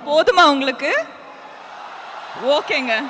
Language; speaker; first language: Tamil; non-native, fluent; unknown